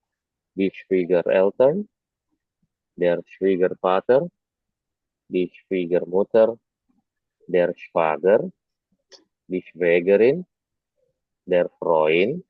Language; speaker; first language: German; non-native, fluent; Indonesian